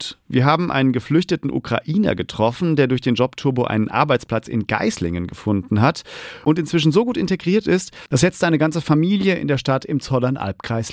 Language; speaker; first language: German; native; German